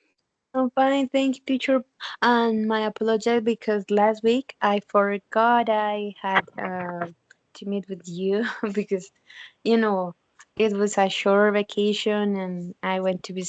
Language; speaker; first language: English; non-native, learner; Spanish